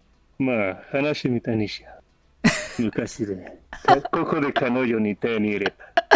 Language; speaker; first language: Japanese; non-native, learner; English